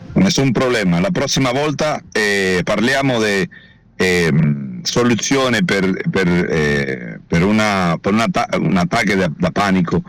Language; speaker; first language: Italian; non-native, learner; Spanish